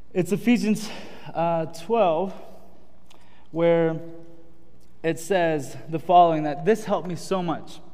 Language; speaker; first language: English; early bilingual, other home language; Spanish